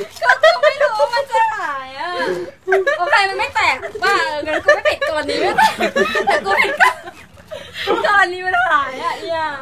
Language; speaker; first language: Thai; native; Thai